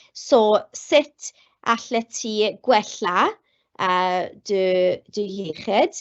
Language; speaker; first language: Welsh; non-native, local second language; English